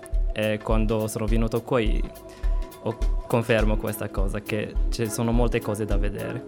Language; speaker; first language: Italian; non-native, fluent; Arabic